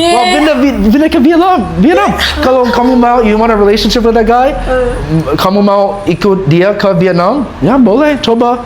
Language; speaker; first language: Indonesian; non-native, learner; English